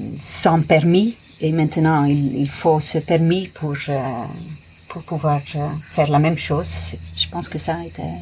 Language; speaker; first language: French; non-native, fluent; English